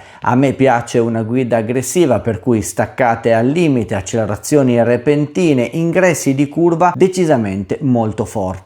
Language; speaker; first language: Italian; native; Italian